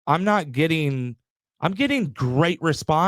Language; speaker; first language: English; native; English